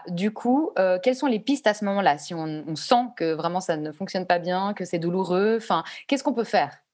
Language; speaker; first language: French; native; French